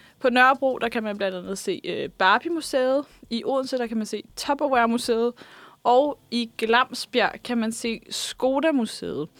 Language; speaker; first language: Danish; native; Danish